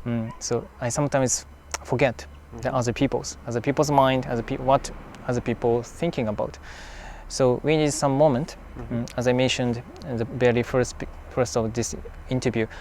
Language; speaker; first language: English; non-native, fluent; Japanese